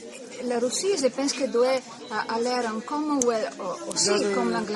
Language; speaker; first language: French; non-native, learner; Italian